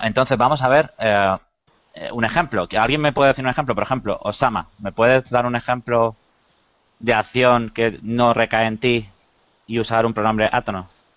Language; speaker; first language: Spanish; native; Spanish